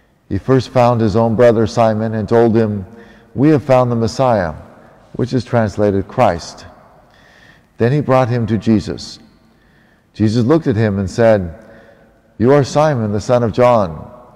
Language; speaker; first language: English; native; English